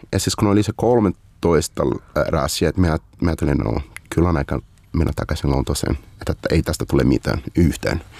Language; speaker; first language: Finnish; non-native, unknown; Portuguese